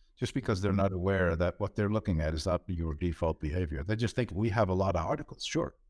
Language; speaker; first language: English; non-native, fluent; Dutch